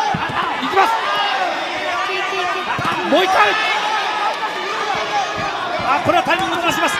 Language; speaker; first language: Japanese; native; Japanese